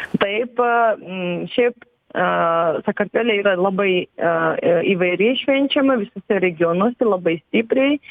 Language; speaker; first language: Lithuanian; non-native, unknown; Georgian